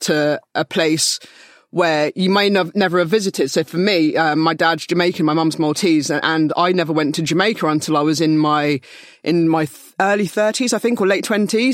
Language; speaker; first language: English; native; English